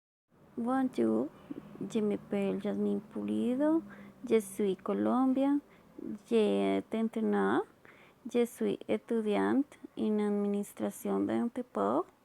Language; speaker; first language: French; non-native, learner; Spanish